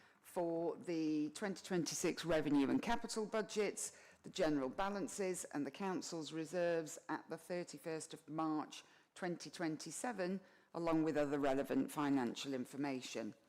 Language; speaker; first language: English; native; English